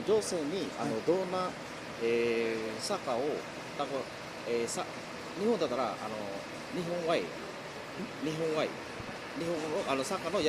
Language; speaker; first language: Japanese; non-native, learner; Indonesian